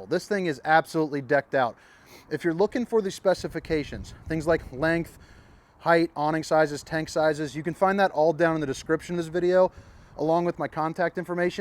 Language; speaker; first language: English; native; English